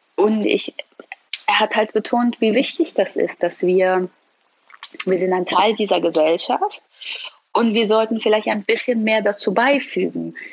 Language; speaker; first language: German; early bilingual, other home language; Persian